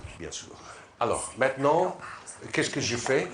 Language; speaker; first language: French; non-native, learner; Italian